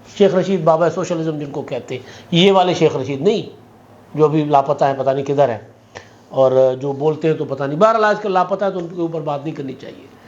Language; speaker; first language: Urdu; non-native, local second language; Sindhi